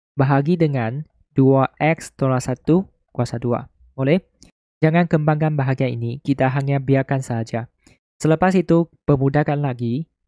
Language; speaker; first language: Malay; non-native, local second language; Chinese